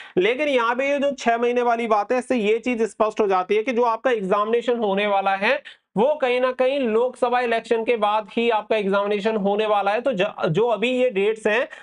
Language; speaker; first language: Hindi; native; Hindi